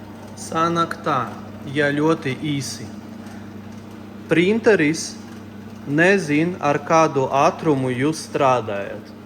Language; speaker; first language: Latvian; non-native, local second language; Russian